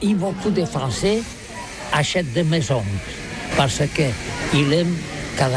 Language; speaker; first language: French; non-native, learner; Catalan